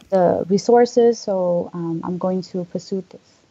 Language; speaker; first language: English; non-native, fluent; Vietnamese